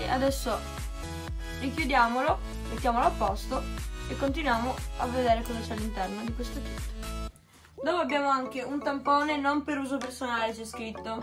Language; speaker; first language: Italian; native; Italian